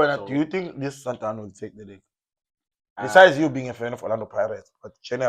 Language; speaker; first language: English; non-native, local second language; Zulu